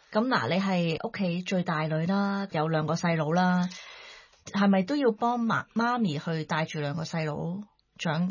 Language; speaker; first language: Cantonese; native; Cantonese